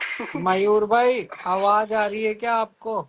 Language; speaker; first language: Hindi; native; Hindi